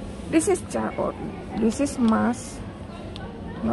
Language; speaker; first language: English; non-native, learner; Indonesian